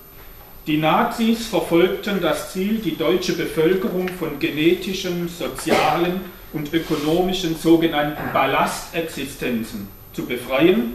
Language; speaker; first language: German; native; German